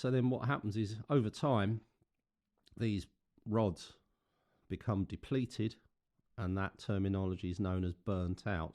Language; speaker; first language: English; native; English